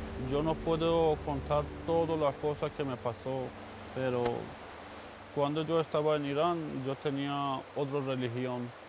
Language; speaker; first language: Spanish; non-native, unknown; Persian